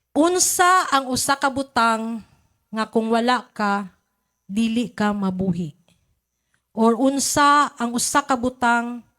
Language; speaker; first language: Cebuano; native; Cebuano